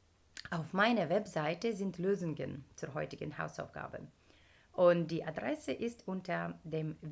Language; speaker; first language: German; non-native, fluent; Ukrainian